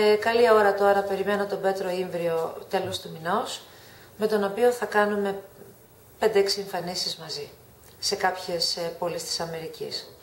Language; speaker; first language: Greek; native; Greek